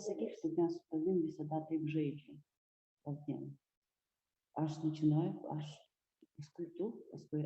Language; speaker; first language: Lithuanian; non-native, local second language; Russian